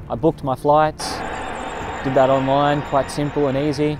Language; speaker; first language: English; native; English